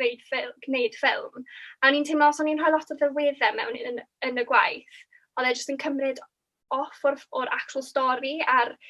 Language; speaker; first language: Welsh; native; Welsh